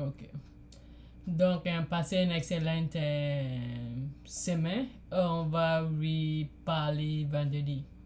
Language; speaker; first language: French; non-native, learner; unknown